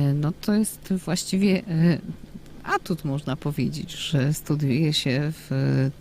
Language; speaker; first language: Polish; native; Polish